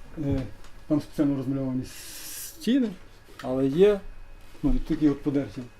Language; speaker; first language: Ukrainian; native; Ukrainian